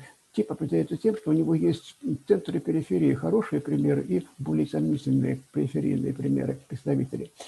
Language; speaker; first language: Russian; native; Russian